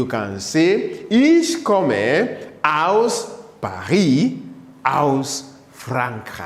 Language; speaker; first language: German; non-native, fluent; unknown